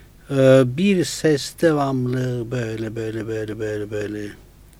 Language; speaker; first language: Turkish; non-native, fluent; Italian